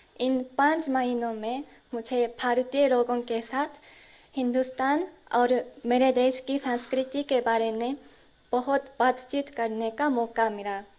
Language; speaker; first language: Hindi; non-native, fluent; Korean